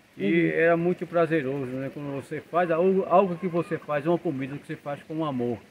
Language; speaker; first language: Portuguese; native; Portuguese